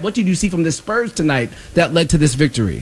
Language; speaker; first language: English; native; English